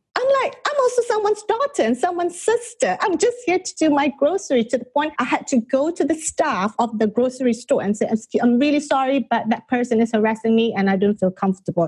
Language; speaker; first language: English; non-native, local second language; Malay